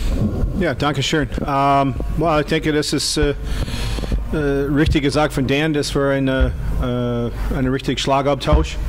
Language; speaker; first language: German; non-native, fluent; English